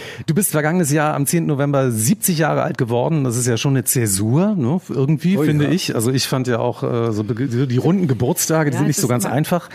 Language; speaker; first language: German; native; German